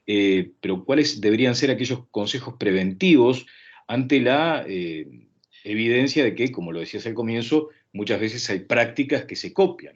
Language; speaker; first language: Spanish; native; Spanish